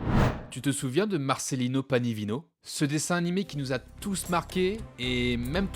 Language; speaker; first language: French; native; French